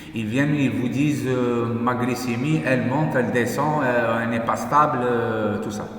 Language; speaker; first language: French; non-native, local second language; Arabic